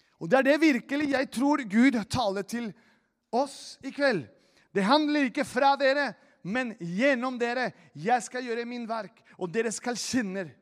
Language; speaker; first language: Norwegian; non-native, fluent; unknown